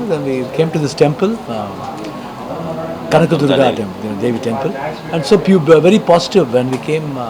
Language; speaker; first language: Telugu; non-native, learner; Kannada